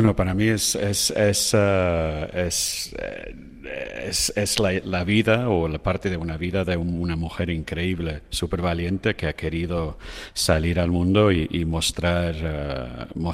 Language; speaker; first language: Spanish; non-native, fluent; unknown